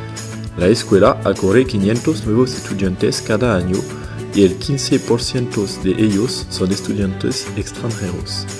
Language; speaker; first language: Spanish; non-native, learner; French